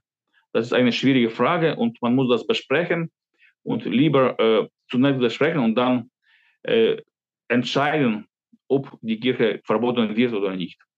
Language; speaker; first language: German; non-native, fluent; Ukrainian